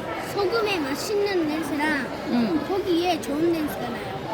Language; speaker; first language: Korean; early bilingual, heritage; Korean